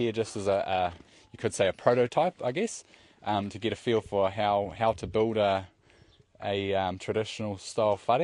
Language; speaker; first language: English; native; English